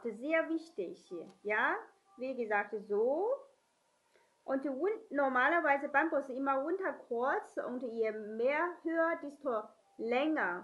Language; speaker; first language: German; non-native, learner; Chinese